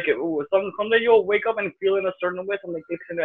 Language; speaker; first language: English; non-native, local second language; Nepali